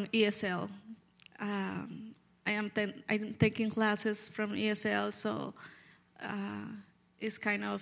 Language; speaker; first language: English; non-native, learner; Spanish